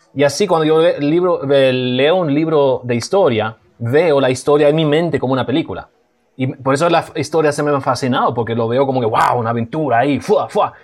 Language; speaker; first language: Spanish; non-native, fluent; German